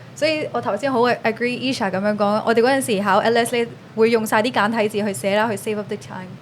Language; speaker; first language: Cantonese; early bilingual, other home language; Urdu